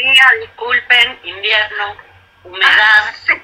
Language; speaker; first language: Spanish; native; Spanish